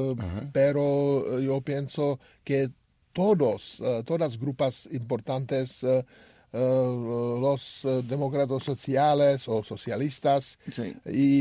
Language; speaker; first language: Spanish; non-native, learner; Czech